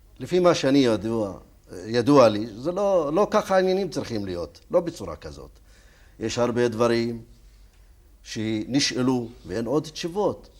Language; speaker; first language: Hebrew; non-native, local second language; Arabic